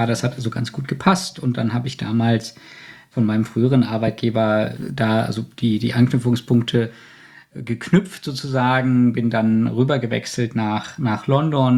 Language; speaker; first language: German; native; German